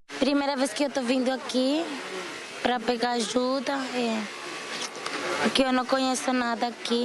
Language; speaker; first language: Portuguese; non-native, learner; Spanish